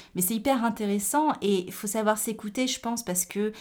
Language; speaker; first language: French; native; French